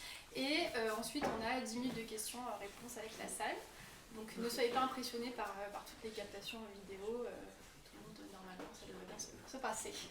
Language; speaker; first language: French; native; French